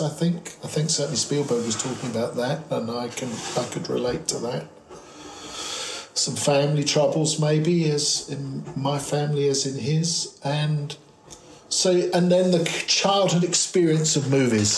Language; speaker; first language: English; native; English